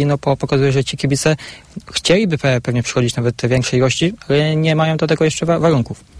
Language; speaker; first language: Polish; native; Polish